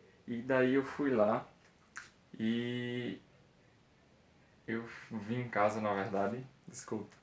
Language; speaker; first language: Portuguese; native; Portuguese